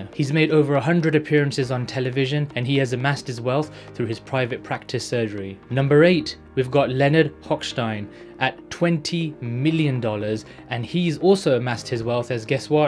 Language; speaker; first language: English; native; English